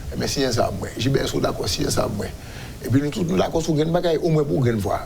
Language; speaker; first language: French; non-native, local second language; Haitian Creole